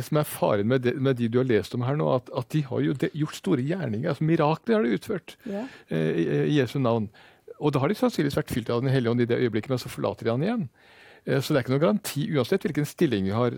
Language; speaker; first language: Norwegian; native; Norwegian